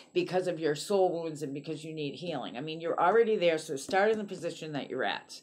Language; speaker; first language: English; native; English